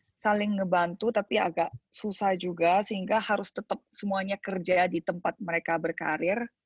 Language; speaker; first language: Indonesian; early bilingual, other home language; Korean